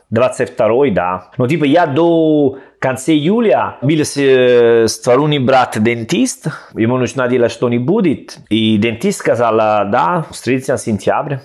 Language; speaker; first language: Russian; non-native, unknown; Italian